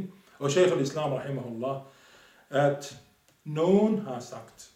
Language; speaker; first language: Danish; non-native, fluent; Arabic